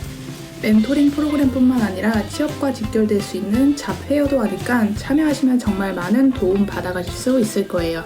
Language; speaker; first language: Korean; native; Korean